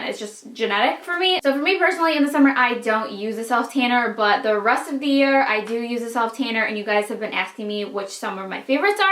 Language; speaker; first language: English; native; English